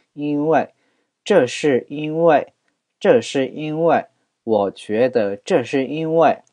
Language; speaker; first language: Chinese; non-native, fluent; Korean